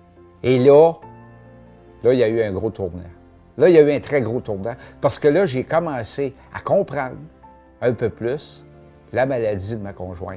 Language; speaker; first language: French; native; French